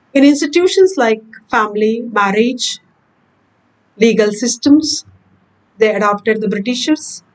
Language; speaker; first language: English; non-native, local second language; Kannada